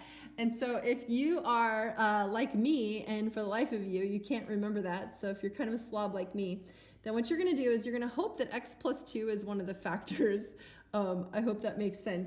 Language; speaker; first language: English; native; English